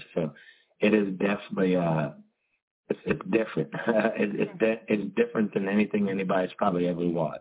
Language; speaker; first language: English; native; English